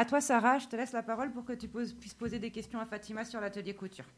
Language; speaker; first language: French; native; French